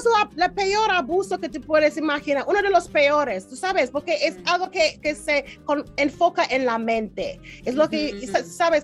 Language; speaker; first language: Spanish; non-native, learner; English